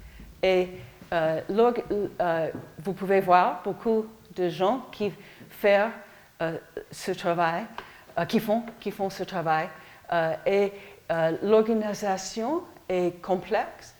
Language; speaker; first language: French; non-native, learner; English